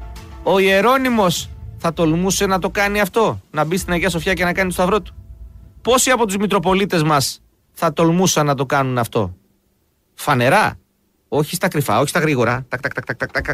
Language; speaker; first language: Greek; native; Greek